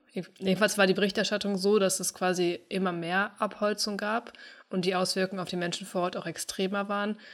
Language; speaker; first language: German; native; German